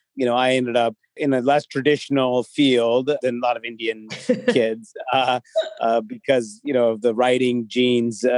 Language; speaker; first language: English; native; English